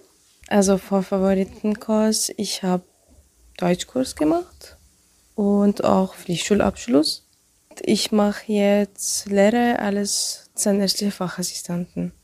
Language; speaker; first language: German; non-native, learner; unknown